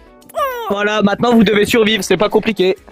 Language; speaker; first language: French; native; French